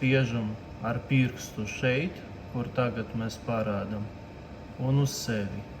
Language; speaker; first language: Latvian; non-native, local second language; Russian